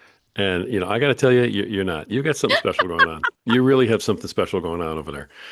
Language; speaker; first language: English; native; English